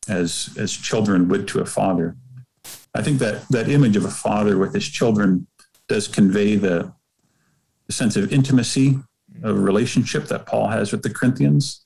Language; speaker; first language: English; native; English